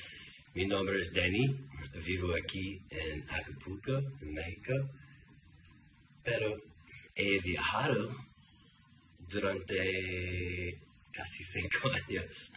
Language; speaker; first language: Spanish; non-native, learner; English